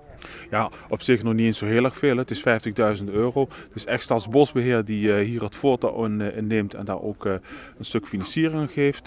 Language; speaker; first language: Dutch; native; Dutch